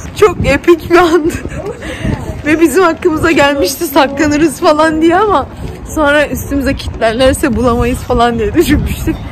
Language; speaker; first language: Turkish; native; Turkish